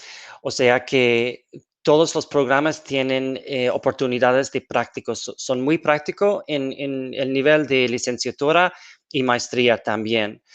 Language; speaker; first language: Spanish; non-native, fluent; English